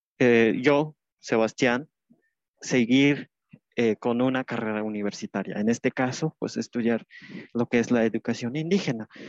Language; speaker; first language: Spanish; non-native, local second language; Tzeltal